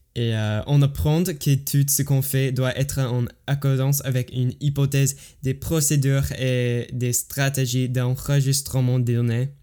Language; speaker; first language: French; non-native, learner; English